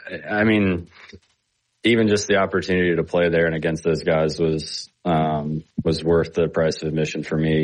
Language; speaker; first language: English; native; English